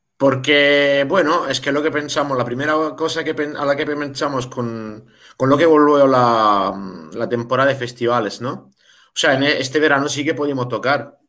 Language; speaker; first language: Spanish; non-native, fluent; Italian